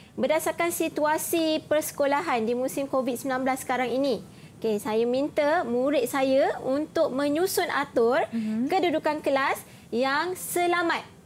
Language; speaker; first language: Malay; native; Malay